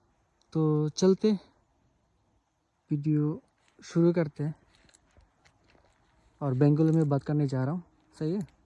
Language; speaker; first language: Hindi; non-native, fluent; Bangla